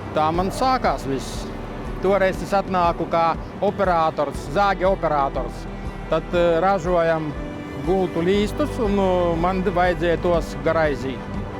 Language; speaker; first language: Latvian; non-native, local second language; Russian